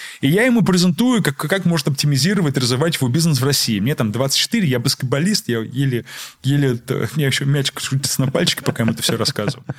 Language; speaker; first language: Russian; early bilingual, heritage; Russian